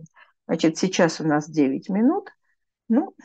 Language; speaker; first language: Russian; native; Russian